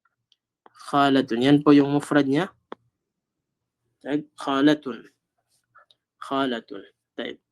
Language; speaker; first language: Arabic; non-native, fluent; Filipino